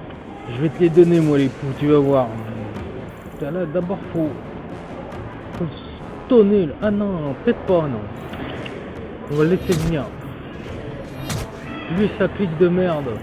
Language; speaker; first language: French; native; French